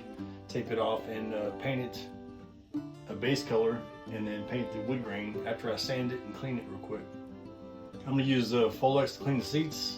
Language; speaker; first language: English; native; English